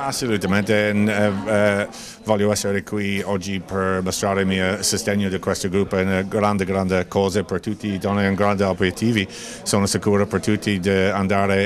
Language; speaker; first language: Italian; non-native, learner; English